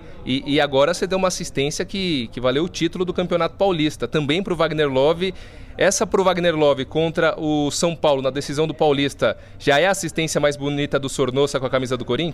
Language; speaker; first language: Portuguese; native; Portuguese